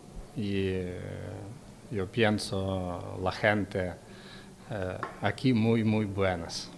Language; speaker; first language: Spanish; non-native, learner; Ukrainian